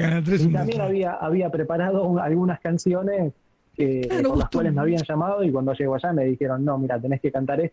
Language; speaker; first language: Spanish; native; Spanish